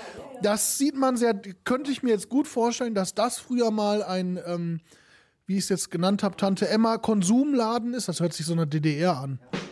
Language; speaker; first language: German; native; German